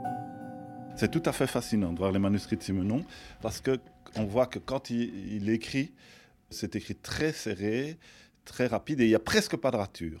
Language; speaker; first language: French; native; French